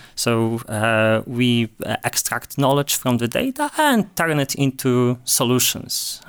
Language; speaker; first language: English; non-native, fluent; Polish